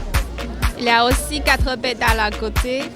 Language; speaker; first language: French; non-native, learner; Chinese